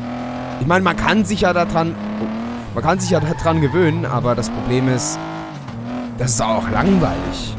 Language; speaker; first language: German; native; German